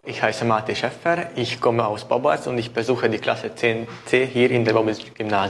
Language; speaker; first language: German; non-native, local second language; Hungarian